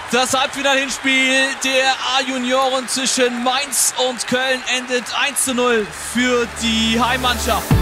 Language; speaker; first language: German; native; German